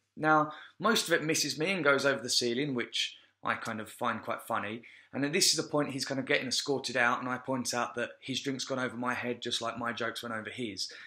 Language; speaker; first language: English; native; English